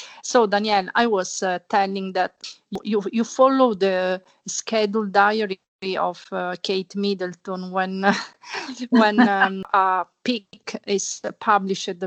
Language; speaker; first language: English; non-native, fluent; Italian